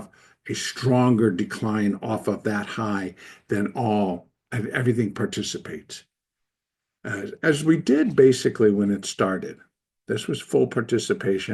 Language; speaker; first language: English; native; English